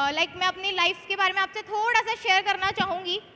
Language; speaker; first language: Hindi; native; Hindi